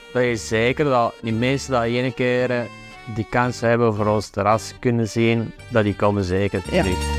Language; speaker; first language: Dutch; non-native, fluent; Italian